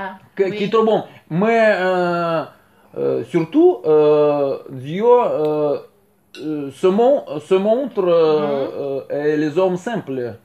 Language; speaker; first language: French; non-native, learner; Russian